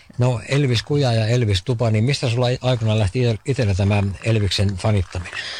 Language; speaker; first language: Finnish; native; Finnish